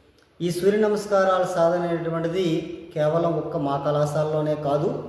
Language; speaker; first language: Telugu; native; Telugu